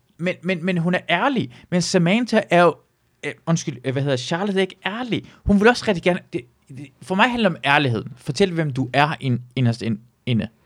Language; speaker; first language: Danish; early bilingual, other home language; Persian